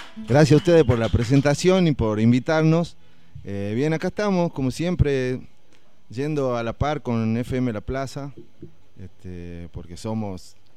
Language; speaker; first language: Spanish; native; Spanish